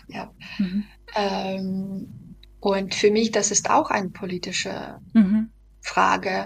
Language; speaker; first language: German; non-native, fluent; Belarusian